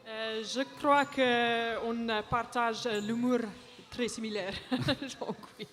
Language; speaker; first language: French; non-native, fluent; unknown